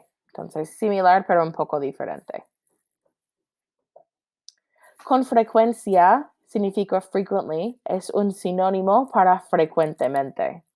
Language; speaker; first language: Spanish; non-native, fluent; English